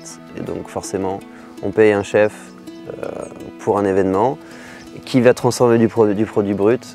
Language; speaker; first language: French; native; French